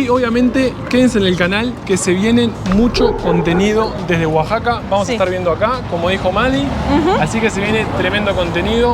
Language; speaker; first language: Spanish; native; Spanish